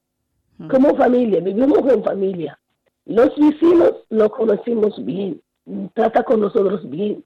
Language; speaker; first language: Spanish; non-native, fluent; Arabic